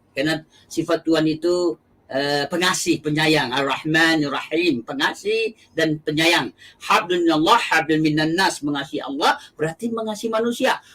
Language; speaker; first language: Indonesian; non-native, local second language; Achinese